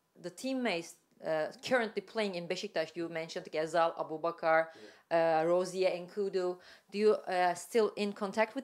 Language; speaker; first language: English; non-native, fluent; Turkish